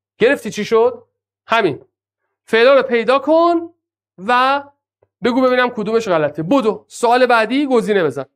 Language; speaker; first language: Persian; non-native, local second language; Azerbaijani